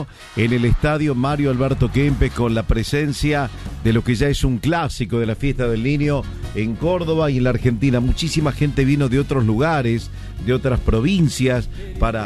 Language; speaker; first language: Spanish; native; Spanish